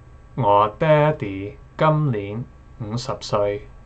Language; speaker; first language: Cantonese; non-native, learner; English